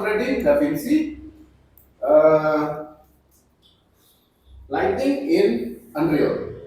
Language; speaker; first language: English; non-native, fluent; Indonesian